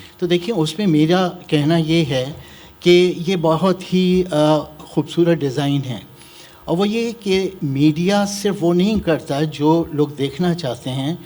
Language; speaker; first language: Urdu; native; Urdu